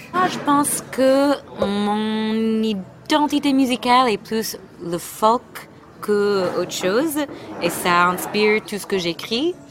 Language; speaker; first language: French; non-native, fluent; English